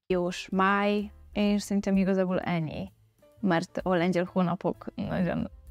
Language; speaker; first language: Hungarian; non-native, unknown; Polish